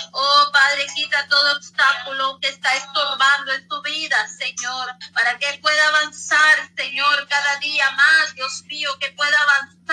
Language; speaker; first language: Spanish; native; Spanish